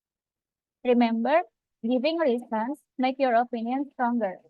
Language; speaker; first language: English; non-native, fluent; Indonesian